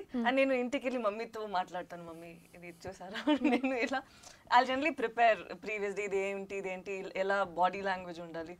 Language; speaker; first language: Telugu; non-native, learner; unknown